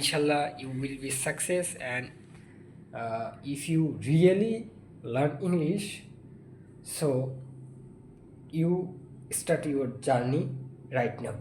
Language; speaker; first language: English; non-native, learner; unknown